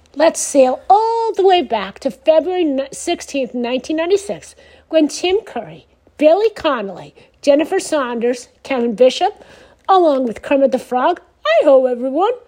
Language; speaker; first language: English; native; English